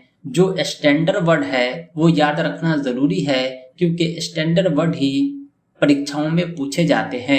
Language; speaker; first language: Hindi; native; Hindi